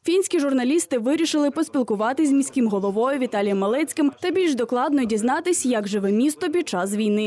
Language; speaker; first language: Ukrainian; native; Ukrainian